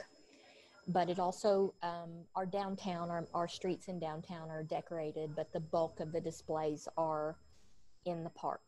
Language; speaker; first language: English; native; English